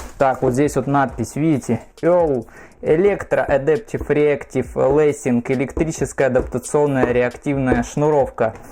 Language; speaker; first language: Russian; native; Russian